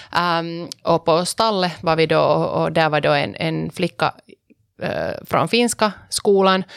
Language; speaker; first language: Swedish; non-native, local second language; Finnish